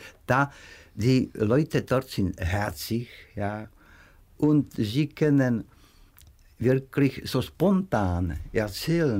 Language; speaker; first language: German; non-native, fluent; Czech